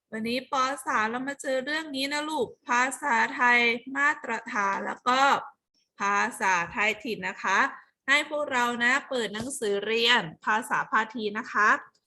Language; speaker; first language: Thai; native; Thai